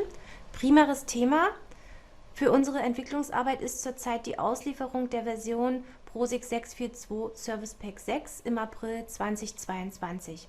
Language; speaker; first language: German; native; German